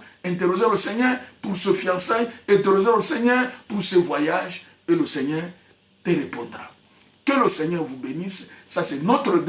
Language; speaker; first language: French; non-native, local second language; Lingala